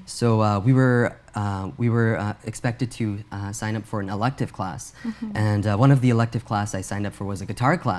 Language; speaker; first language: English; early bilingual, other home language; Urdu